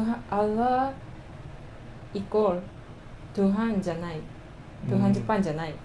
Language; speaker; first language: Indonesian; non-native, learner; Japanese